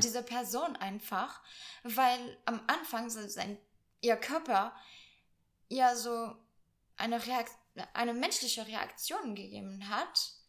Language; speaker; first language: German; non-native, fluent; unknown